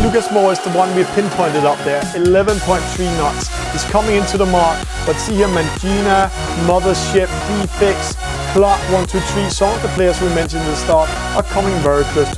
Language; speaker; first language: English; non-native, fluent; Danish